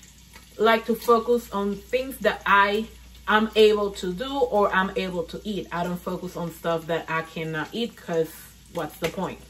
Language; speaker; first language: English; non-native, fluent; Spanish